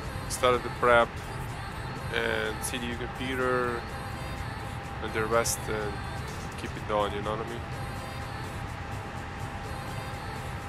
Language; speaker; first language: English; non-native, learner; Portuguese